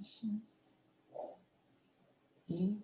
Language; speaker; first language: English; non-native, learner; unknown